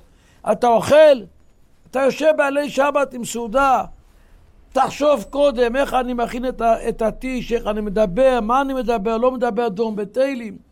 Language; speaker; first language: Hebrew; non-native, local second language; Yiddish